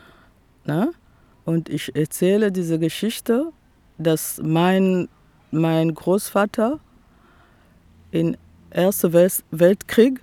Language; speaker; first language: German; non-native, fluent; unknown